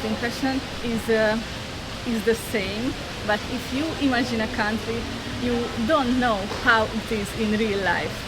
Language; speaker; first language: English; non-native, learner; Hungarian